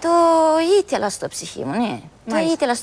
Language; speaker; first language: Greek; non-native, learner; Romanian